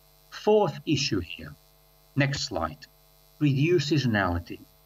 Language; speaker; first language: English; non-native, fluent; Catalan